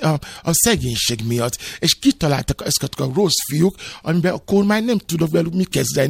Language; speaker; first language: Hungarian; non-native, fluent; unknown